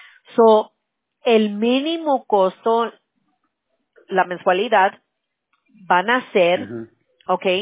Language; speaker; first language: Spanish; early bilingual, heritage; English